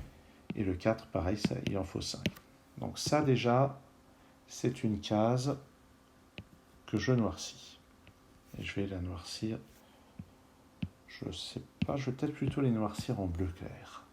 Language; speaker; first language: French; native; French